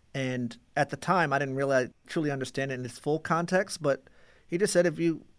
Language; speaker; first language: English; native; English